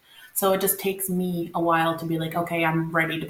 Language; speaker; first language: English; non-native, local second language; French